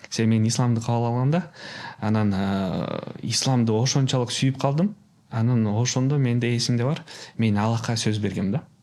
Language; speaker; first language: Kyrgyz; non-native, local second language; Russian